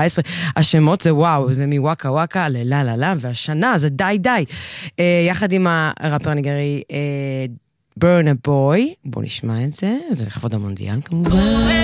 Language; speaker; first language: Hebrew; native; Hebrew